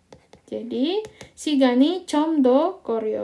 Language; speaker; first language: Korean; non-native, fluent; Indonesian